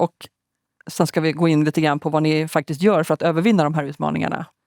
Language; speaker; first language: Swedish; native; Swedish